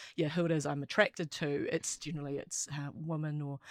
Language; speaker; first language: English; native; English